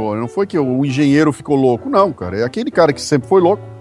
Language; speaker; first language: Portuguese; native; Portuguese